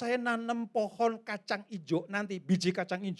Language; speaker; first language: Indonesian; native; Indonesian